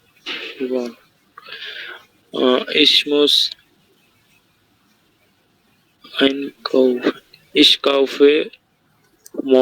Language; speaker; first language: German; non-native, learner; Bangla